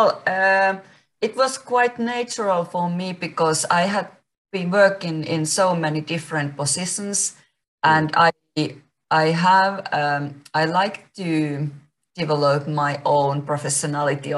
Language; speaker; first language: English; non-native, fluent; Finnish